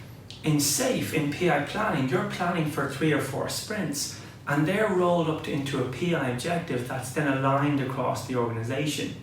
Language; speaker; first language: English; native; English